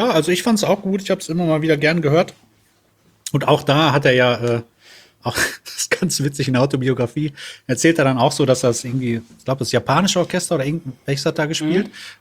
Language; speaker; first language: German; native; German